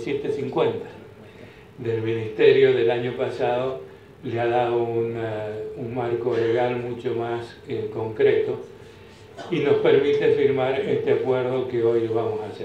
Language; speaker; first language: Spanish; native; Spanish